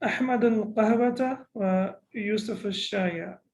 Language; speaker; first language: Arabic; non-native, fluent; English